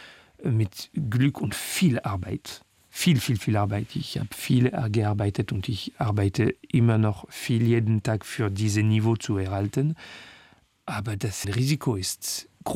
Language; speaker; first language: German; non-native, fluent; French